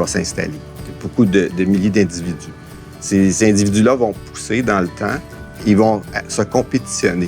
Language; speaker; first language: French; native; French